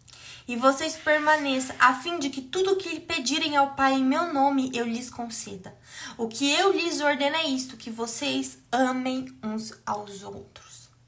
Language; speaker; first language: Portuguese; native; Portuguese